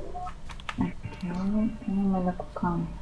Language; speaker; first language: Indonesian; non-native, learner; Turkish